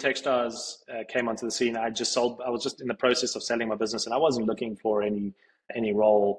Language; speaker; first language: English; native; English